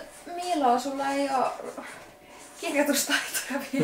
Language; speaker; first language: Finnish; native; Finnish